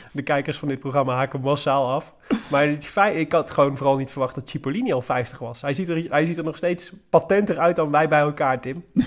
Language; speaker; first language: Dutch; native; Dutch